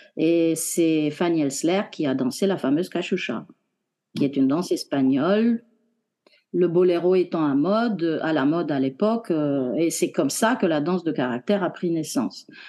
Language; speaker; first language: French; non-native, fluent; Romanian